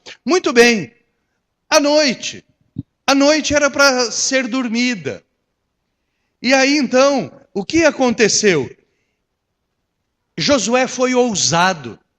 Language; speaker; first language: Portuguese; native; Portuguese